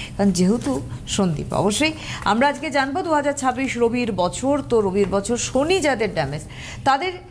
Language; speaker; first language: Bangla; native; Bangla